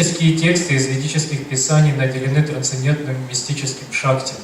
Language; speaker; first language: Russian; native; Russian